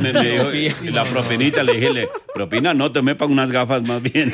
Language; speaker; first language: Spanish; native; Spanish